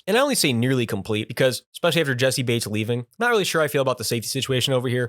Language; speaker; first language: English; native; English